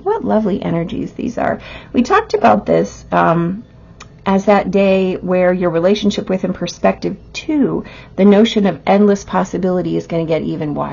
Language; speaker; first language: English; native; English